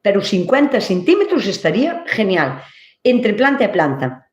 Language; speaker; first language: Spanish; non-native, local second language; Galician